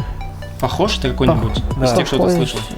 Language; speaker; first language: Russian; native; Russian